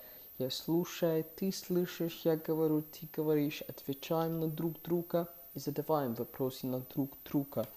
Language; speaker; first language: Russian; non-native, fluent; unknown